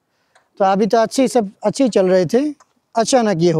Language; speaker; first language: Hindi; non-native, learner; Bangla